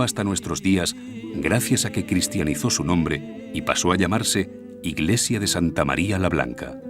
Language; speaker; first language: Spanish; native; Spanish